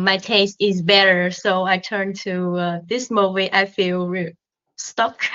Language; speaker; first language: English; non-native, learner; Vietnamese